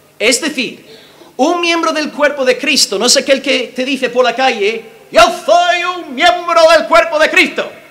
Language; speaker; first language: Spanish; non-native, fluent; English